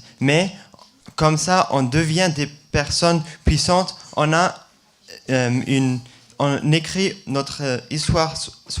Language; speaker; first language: French; non-native, fluent; German